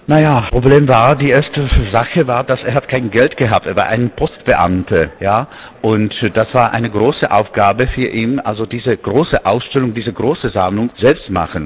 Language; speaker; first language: German; non-native, fluent; Czech